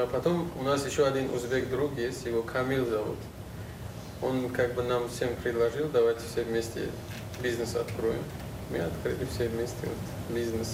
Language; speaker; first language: Russian; non-native, fluent; Uzbek